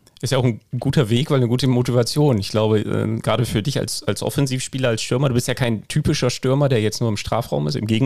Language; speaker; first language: German; native; German